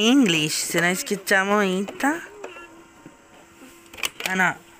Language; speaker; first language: Italian; native; Italian